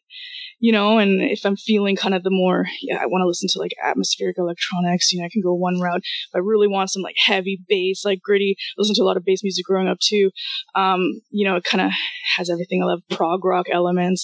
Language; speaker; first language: English; non-native, fluent; Russian